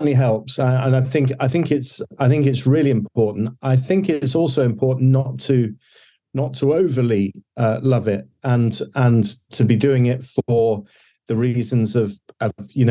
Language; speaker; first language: English; native; English